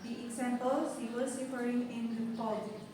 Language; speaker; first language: English; non-native, local second language; Indonesian